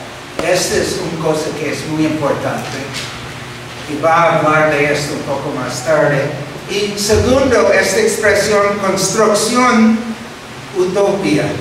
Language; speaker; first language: Spanish; non-native, fluent; English